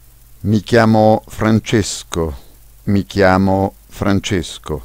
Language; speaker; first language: Italian; non-native, fluent; French